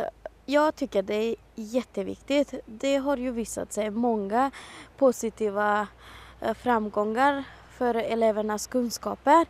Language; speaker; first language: Swedish; non-native, fluent; Romany